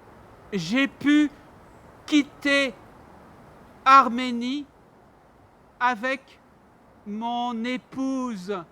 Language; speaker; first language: French; non-native, learner; Armenian